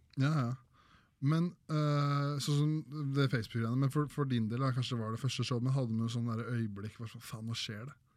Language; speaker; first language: Norwegian; native; Norwegian